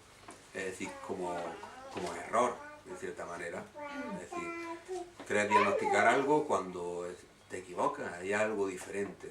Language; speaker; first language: Spanish; native; Spanish